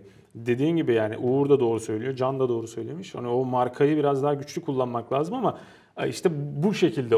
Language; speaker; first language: Turkish; native; Turkish